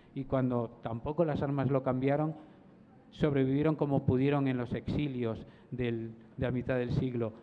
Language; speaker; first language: Spanish; native; Spanish